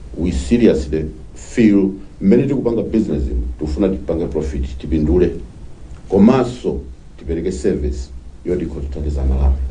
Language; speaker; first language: Nyanja; non-native, local second language; Tumbuka